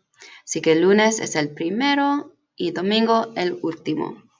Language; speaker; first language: Spanish; non-native, fluent; English